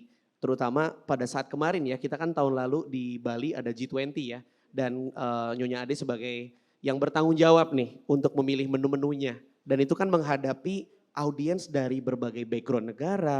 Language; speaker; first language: Indonesian; native; Indonesian